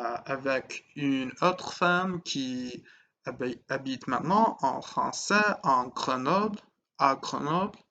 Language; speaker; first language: French; non-native, learner; English